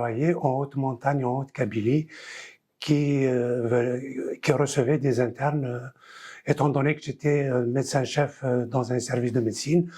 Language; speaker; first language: French; non-native, local second language; Kabyle